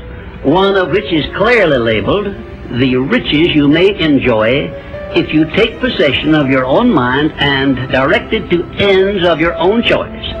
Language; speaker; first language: English; native; English